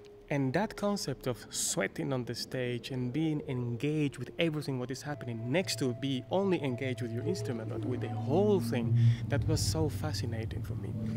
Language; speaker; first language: English; non-native, fluent; Spanish